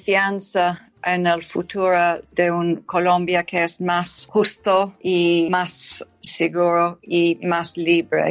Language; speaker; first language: Spanish; non-native, learner; English